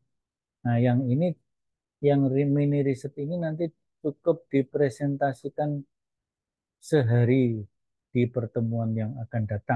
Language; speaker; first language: Indonesian; native; Indonesian